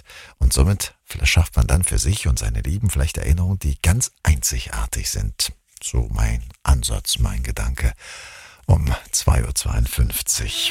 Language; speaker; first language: German; native; German